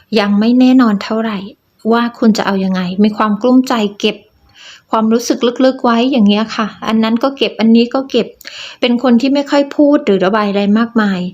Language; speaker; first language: Thai; native; Thai